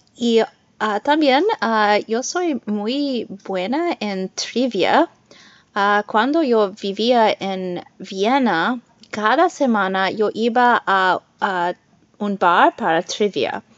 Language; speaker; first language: Spanish; non-native, learner; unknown